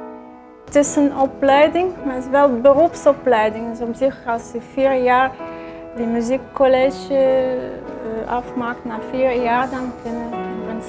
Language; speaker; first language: Dutch; non-native, fluent; Russian